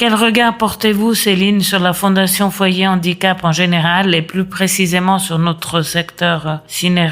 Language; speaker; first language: French; native; French